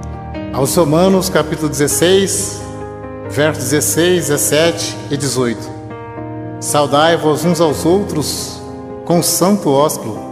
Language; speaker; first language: Portuguese; native; Portuguese